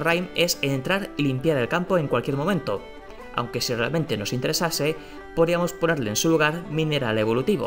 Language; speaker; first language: Spanish; native; Spanish